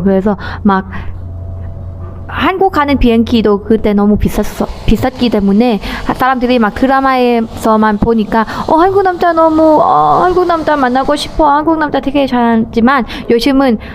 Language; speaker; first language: Korean; non-native, learner; Thai